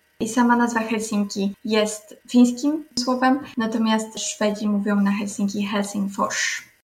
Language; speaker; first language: Polish; native; Polish